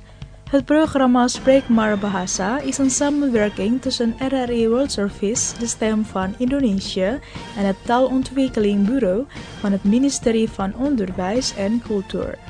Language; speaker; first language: Dutch; non-native, learner; Indonesian